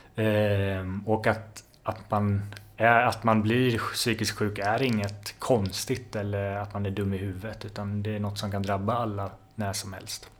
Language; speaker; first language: Swedish; native; Swedish